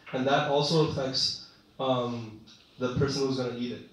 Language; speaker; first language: English; early bilingual, other home language; Punjabi